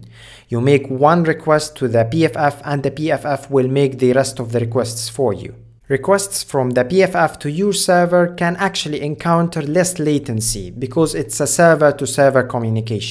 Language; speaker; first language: English; non-native, fluent; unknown